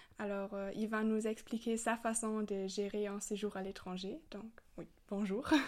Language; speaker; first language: French; non-native, fluent; German